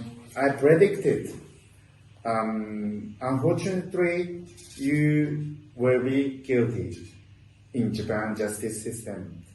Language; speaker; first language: English; non-native, learner; Japanese